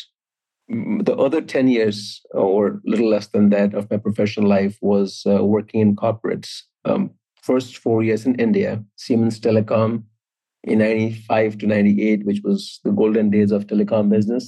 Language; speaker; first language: English; non-native, local second language; Hindi